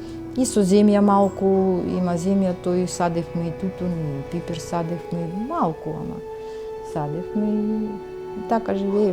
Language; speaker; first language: Macedonian; non-native, learner; Russian